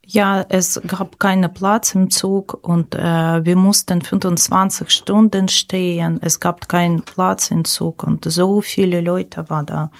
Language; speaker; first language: German; non-native, learner; Ukrainian